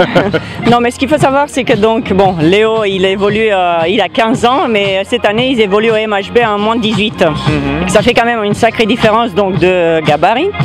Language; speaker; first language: French; native; French